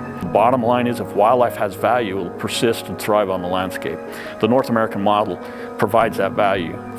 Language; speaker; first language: English; native; English